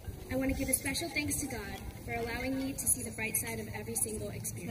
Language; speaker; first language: English; early bilingual, other home language; Spanish